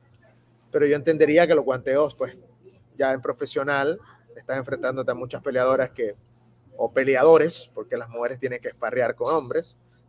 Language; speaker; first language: Spanish; native; Spanish